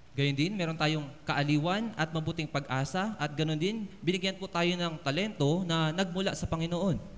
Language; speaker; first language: Filipino; native; Filipino